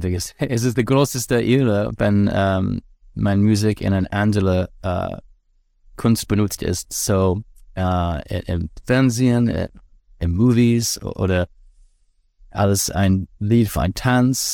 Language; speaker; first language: German; non-native, learner; English